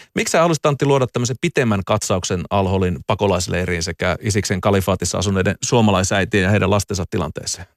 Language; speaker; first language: Finnish; native; Finnish